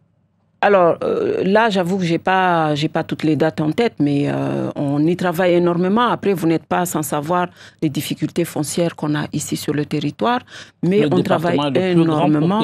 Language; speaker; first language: French; non-native, local second language; Comorian